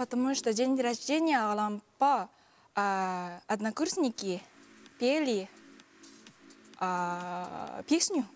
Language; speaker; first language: Russian; non-native, learner; Japanese